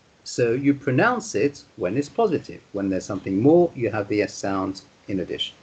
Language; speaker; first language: English; non-native, fluent; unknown